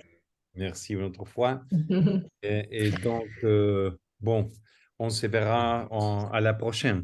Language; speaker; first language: French; non-native, fluent; Spanish